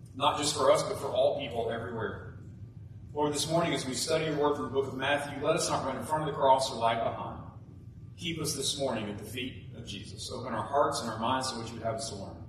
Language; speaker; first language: English; native; English